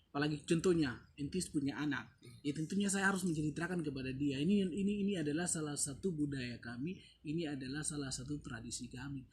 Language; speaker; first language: Indonesian; non-native, local second language; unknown